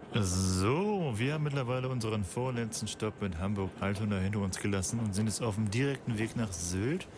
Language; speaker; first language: German; native; German